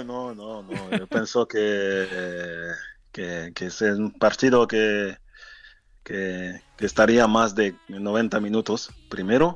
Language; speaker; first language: Spanish; non-native, fluent; French